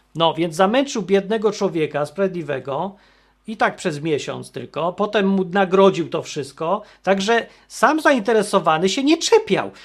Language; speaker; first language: Polish; native; Polish